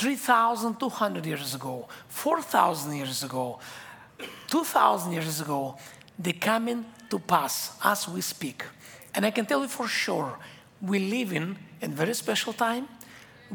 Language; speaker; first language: English; non-native, fluent; Hebrew